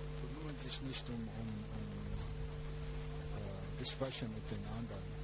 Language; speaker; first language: German; non-native, fluent; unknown